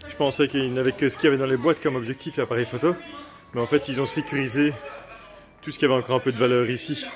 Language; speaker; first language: French; native; French